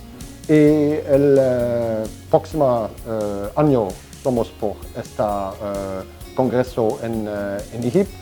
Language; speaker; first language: Spanish; non-native, fluent; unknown